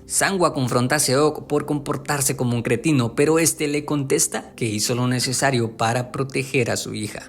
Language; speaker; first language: Spanish; native; Spanish